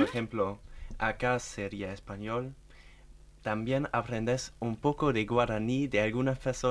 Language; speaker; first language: Spanish; non-native, fluent; German